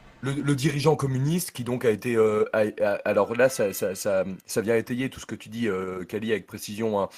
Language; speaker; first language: French; native; French